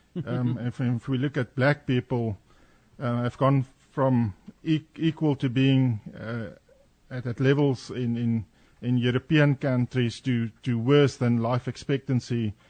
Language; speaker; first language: English; non-native, local second language; Afrikaans